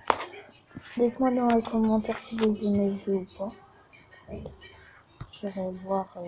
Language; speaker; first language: French; native; French